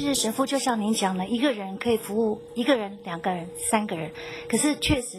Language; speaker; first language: Chinese; native; Chinese